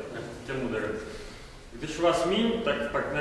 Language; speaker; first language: Russian; native; Russian